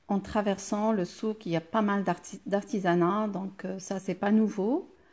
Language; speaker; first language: French; non-native, local second language; Arabic